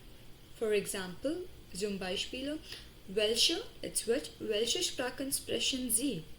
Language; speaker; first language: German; non-native, fluent; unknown